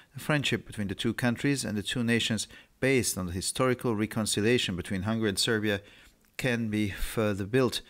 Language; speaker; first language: English; non-native, fluent; Hungarian